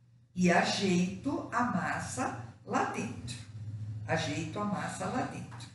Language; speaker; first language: Portuguese; native; Portuguese